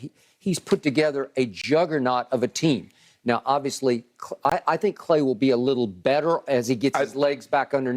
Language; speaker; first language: English; native; English